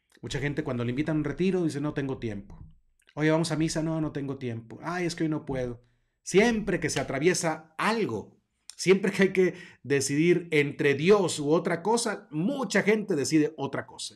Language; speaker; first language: Spanish; native; Spanish